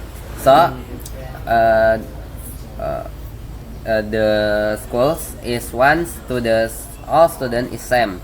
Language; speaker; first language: English; non-native, learner; Indonesian